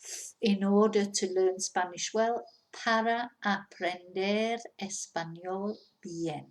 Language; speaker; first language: Spanish; non-native, fluent; English